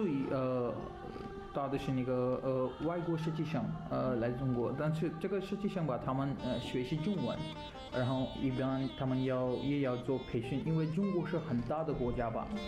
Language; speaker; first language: Chinese; non-native, learner; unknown